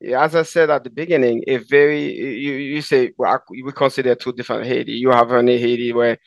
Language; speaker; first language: English; non-native, fluent; Haitian Creole